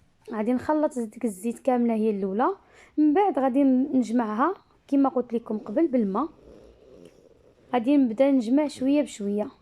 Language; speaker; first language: Arabic; native; Arabic